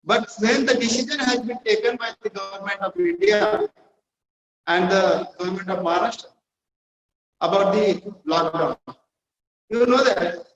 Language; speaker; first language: English; non-native, local second language; Marathi